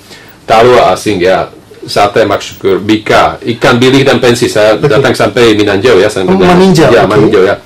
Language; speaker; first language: Indonesian; non-native, fluent; Slovak